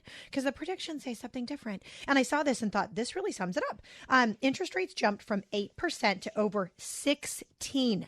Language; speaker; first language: English; native; English